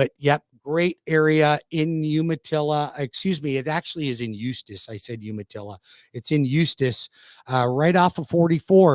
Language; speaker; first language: English; native; English